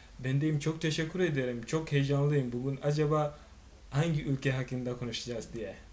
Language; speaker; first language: Turkish; non-native, fluent; Swahili